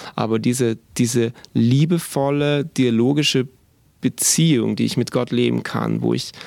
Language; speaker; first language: German; native; German